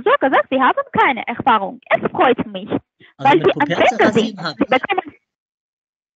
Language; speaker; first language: German; non-native, learner; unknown